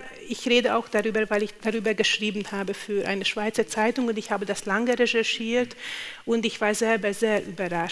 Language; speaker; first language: German; non-native, fluent; Hungarian